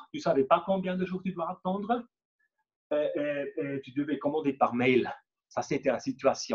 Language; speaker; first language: French; non-native, local second language; German